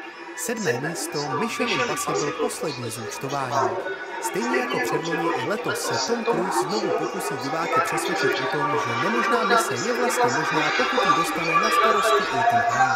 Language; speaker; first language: Czech; native; Czech